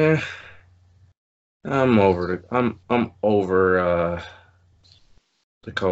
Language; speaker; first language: English; native; English